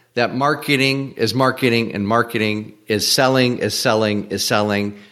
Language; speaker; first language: English; native; English